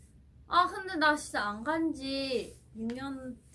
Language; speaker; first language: Korean; non-native, fluent; Thai